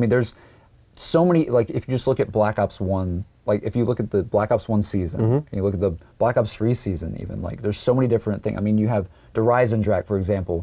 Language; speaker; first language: English; native; English